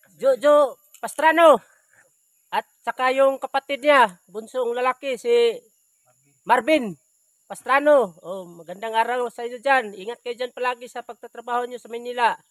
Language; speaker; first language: Filipino; non-native, local second language; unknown